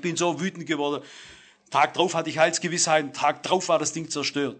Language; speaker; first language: German; native; German